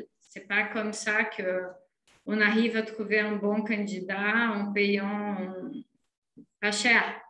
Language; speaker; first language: French; non-native, fluent; Portuguese